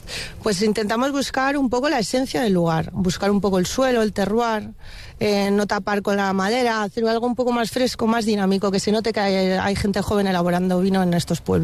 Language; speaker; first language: Spanish; native; Spanish